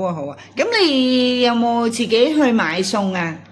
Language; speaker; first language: Cantonese; native; Cantonese